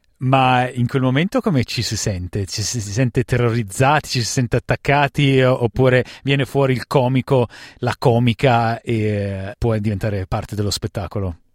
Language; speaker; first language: Italian; native; Italian